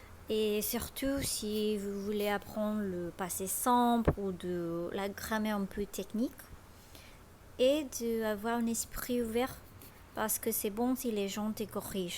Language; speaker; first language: French; non-native, fluent; Spanish